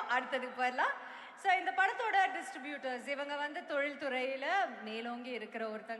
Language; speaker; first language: Tamil; native; Tamil